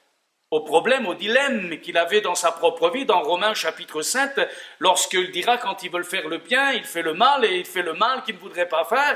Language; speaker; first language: French; native; French